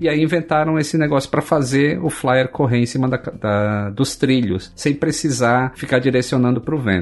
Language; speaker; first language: Portuguese; native; Portuguese